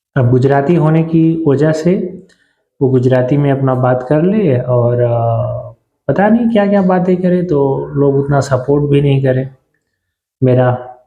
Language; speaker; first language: Hindi; native; Hindi